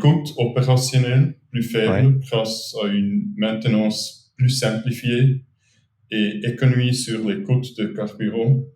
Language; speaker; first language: French; non-native, fluent; German